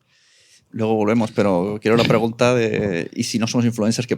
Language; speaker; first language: Spanish; native; Spanish